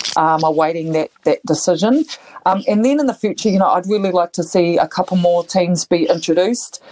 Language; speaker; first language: English; native; English